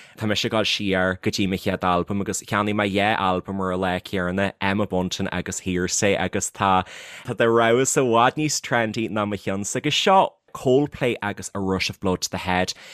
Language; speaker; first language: Irish; native; Irish